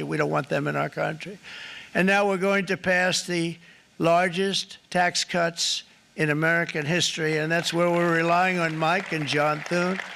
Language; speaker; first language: English; native; English